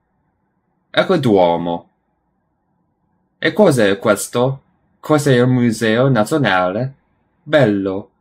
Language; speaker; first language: Italian; non-native, learner; English